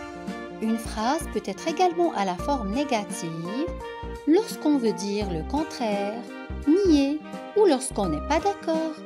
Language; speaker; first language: French; non-native, local second language; Arabic